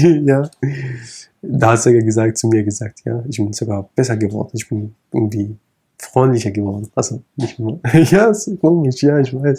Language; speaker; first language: German; non-native, fluent; Kurdish